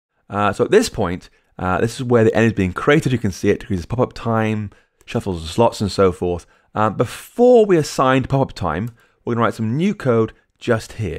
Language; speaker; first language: English; native; English